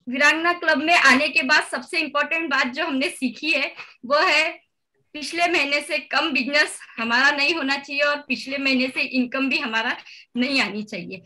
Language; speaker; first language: Hindi; native; Hindi